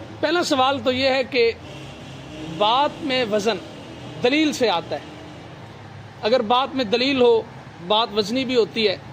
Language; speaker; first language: Urdu; non-native, local second language; Punjabi